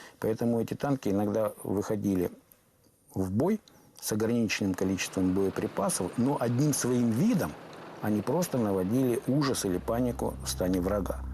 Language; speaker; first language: Russian; native; Russian